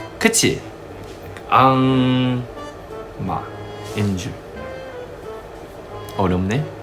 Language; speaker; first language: Korean; non-native, fluent; Chinese